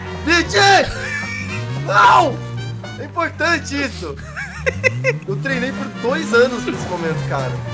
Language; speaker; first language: Portuguese; native; Portuguese